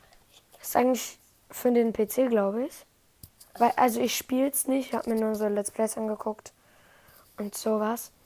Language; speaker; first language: German; native; German